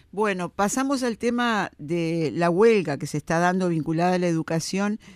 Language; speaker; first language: Spanish; native; Spanish